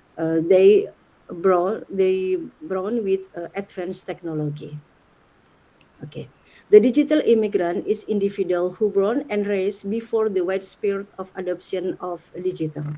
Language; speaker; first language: English; non-native, learner; Indonesian